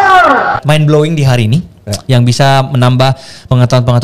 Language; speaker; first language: Indonesian; native; Indonesian